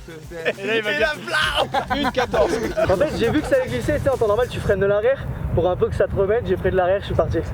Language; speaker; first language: French; native; French